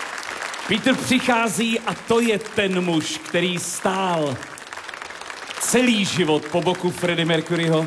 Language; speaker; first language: Czech; native; Czech